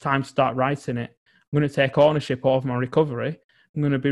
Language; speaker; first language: English; native; English